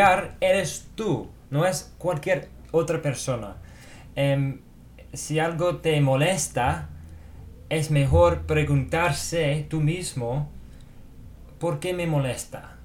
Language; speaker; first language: Spanish; non-native, fluent; English